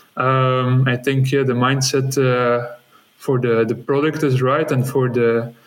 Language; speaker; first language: English; non-native, fluent; Dutch